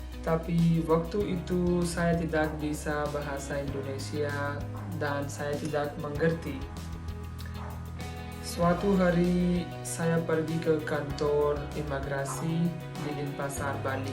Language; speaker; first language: Indonesian; non-native, learner; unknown